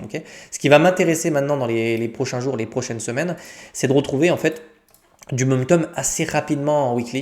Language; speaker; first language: French; native; French